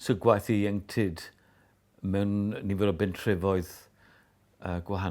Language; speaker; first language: Welsh; native; Welsh